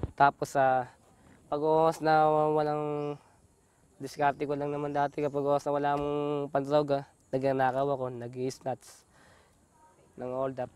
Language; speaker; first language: Filipino; native; Filipino